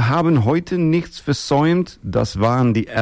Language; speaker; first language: German; non-native, learner; Dutch